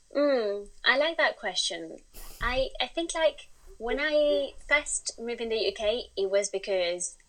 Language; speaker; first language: English; non-native, fluent; Spanish